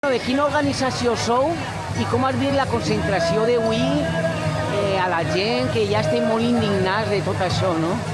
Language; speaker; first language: Spanish; non-native, local second language; Catalan